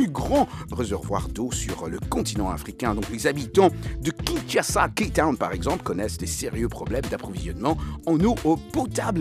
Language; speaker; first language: French; non-native, local second language; Lingala